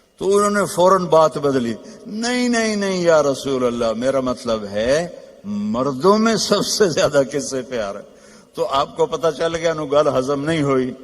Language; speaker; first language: Urdu; non-native, local second language; Punjabi